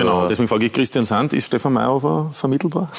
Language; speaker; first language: German; native; German